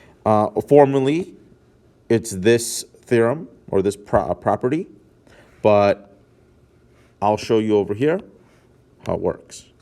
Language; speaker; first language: English; native; English